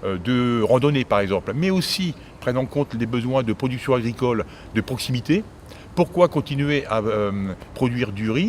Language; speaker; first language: French; native; French